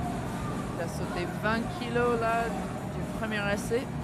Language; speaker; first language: French; non-native, fluent; English